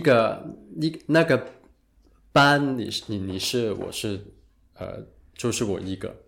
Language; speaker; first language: Chinese; non-native, local second language; Cantonese